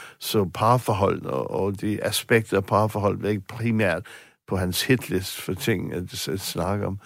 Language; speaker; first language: Danish; non-native, fluent; English